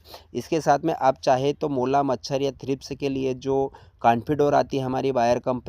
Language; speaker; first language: Hindi; native; Hindi